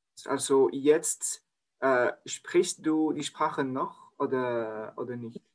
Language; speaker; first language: German; non-native, learner; French